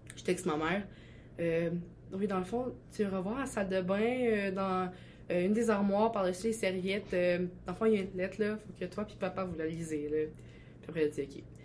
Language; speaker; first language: French; early bilingual, other home language; Albanian